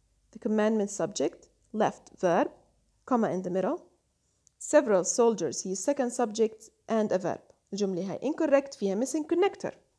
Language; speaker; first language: English; non-native, fluent; Arabic